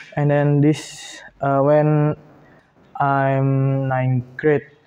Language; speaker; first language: English; non-native, learner; Indonesian